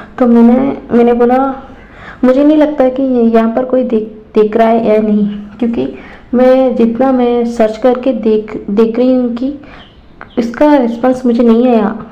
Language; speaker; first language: Hindi; non-native, local second language; Tamil